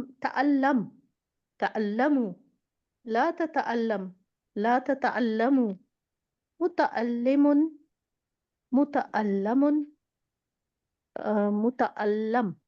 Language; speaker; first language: Arabic; non-native, learner; Urdu